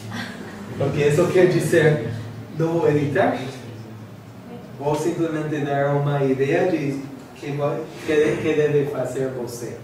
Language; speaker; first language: Portuguese; non-native, learner; English